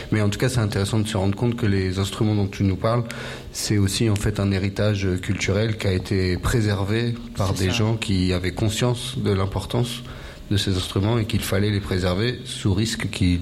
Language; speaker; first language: French; native; French